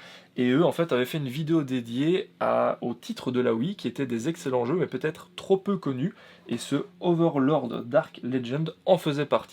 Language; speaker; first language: French; native; French